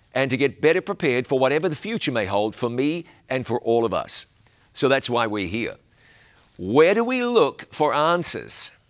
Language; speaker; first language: English; native; English